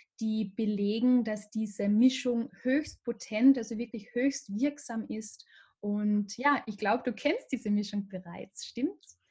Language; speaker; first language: German; native; German